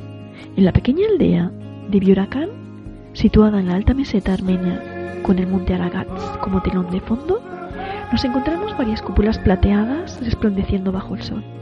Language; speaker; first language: Spanish; native; Spanish